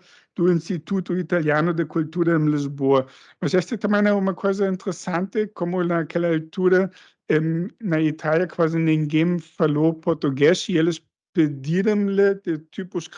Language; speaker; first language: Portuguese; non-native, fluent; German